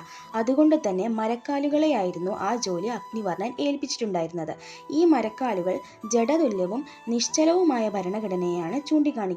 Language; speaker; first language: Malayalam; native; Malayalam